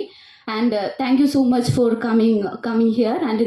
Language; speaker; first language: Tamil; non-native, learner; Malayalam